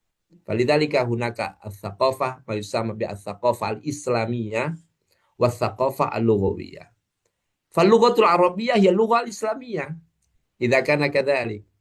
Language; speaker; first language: Arabic; non-native, fluent; Indonesian